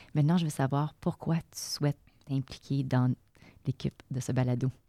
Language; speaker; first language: French; native; French